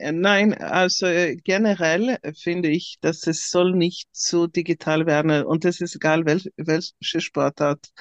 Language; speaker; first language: German; non-native, fluent; Swedish